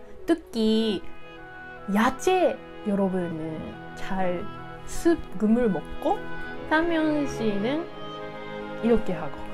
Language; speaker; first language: Korean; non-native, learner; Japanese